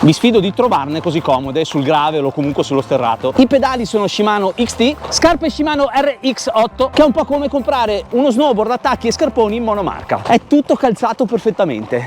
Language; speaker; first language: Italian; native; Italian